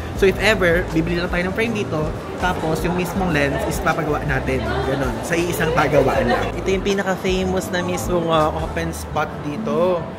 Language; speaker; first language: Filipino; native; Filipino